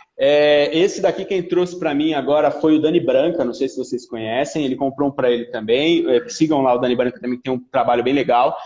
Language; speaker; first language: Portuguese; early bilingual, other home language; Italian